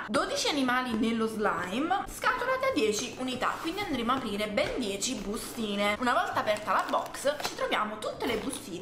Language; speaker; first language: Italian; native; Italian